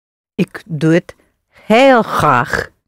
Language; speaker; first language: Dutch; non-native, learner; English